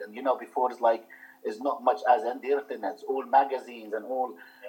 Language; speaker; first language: English; non-native, fluent; Arabic